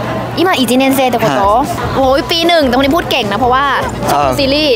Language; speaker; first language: Thai; native; Thai